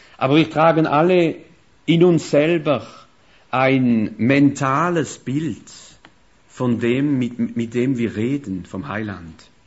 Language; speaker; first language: German; non-native, fluent; French